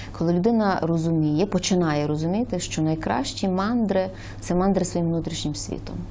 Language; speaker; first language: Ukrainian; native; Ukrainian